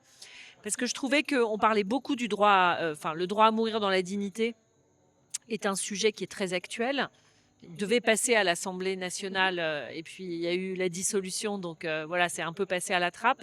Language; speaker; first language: French; native; French